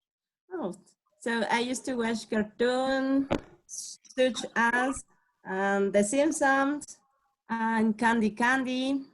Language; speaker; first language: English; non-native, learner; Spanish